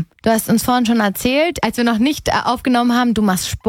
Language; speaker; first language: German; native; German